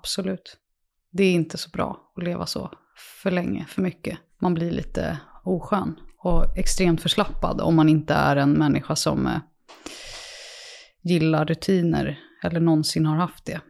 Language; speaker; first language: Swedish; native; Swedish